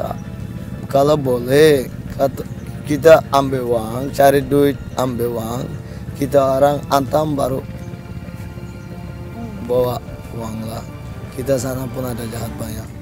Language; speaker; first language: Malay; non-native, learner; Rohingya